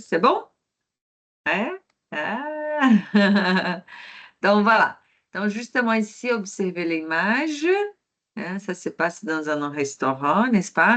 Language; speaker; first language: French; non-native, fluent; Portuguese